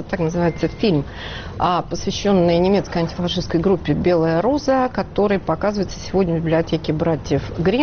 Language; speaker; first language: Russian; native; Russian